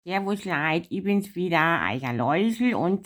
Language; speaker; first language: German; native; German